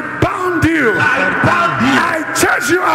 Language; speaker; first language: English; native; English